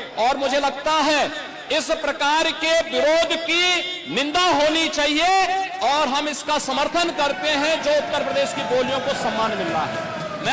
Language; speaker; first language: Hindi; native; Hindi